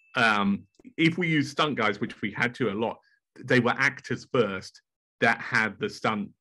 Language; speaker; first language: English; native; English